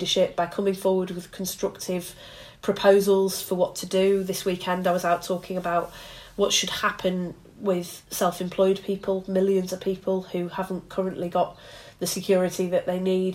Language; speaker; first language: English; native; English